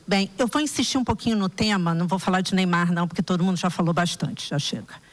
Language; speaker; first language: Portuguese; native; Portuguese